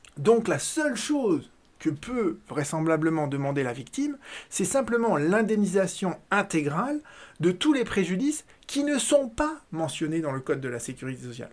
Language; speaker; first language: French; native; French